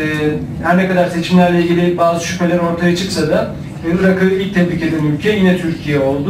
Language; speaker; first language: Turkish; native; Turkish